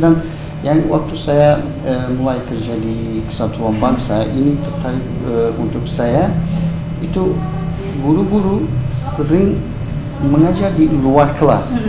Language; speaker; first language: Indonesian; non-native, fluent; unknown